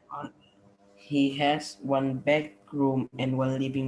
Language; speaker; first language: English; non-native, learner; Vietnamese